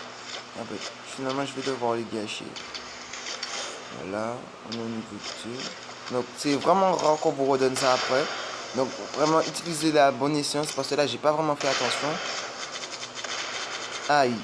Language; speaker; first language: French; native; French